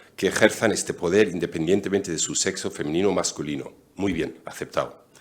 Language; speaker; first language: Spanish; non-native, fluent; German